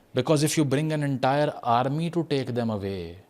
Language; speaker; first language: English; non-native, local second language; Urdu